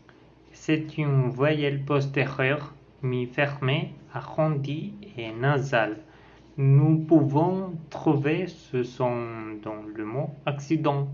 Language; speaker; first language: French; non-native, learner; Spanish